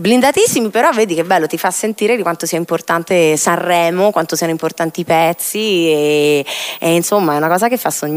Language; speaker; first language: Italian; native; Italian